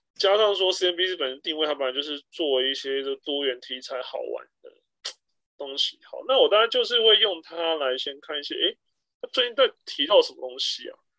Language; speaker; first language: Chinese; native; Chinese